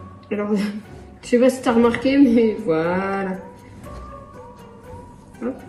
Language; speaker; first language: French; native; French